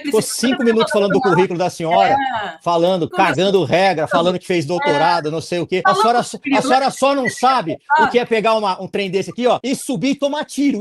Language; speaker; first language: Portuguese; native; Portuguese